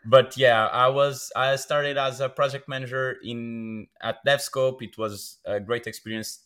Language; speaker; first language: English; non-native, fluent; Portuguese